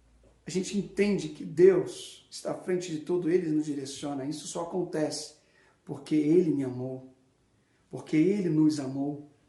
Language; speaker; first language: Portuguese; native; Portuguese